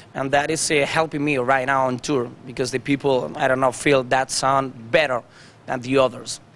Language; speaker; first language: English; non-native, learner; Spanish